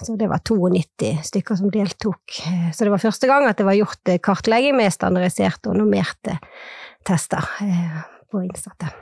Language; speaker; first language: Norwegian; native; Norwegian